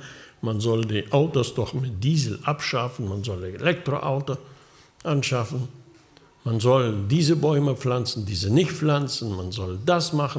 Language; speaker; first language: German; early bilingual, heritage; German